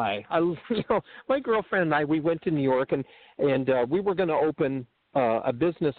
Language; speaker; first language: English; native; English